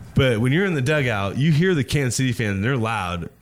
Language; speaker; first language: English; native; English